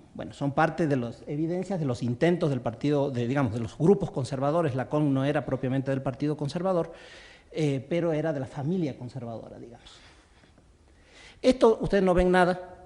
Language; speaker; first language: Spanish; native; Spanish